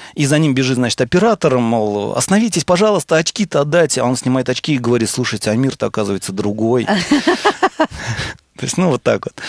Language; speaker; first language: Russian; native; Russian